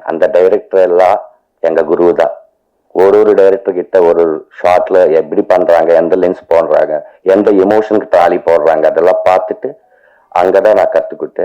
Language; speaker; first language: Tamil; non-native, learner; Telugu